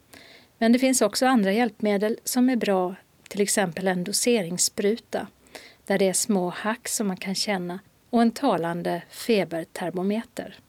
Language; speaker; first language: Swedish; native; Swedish